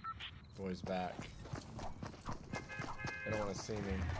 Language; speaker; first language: English; native; English